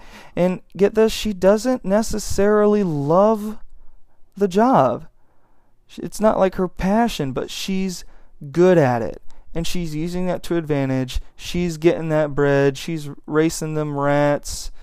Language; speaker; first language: English; native; English